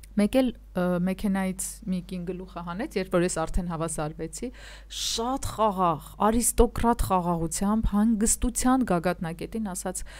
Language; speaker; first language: Armenian; native; Armenian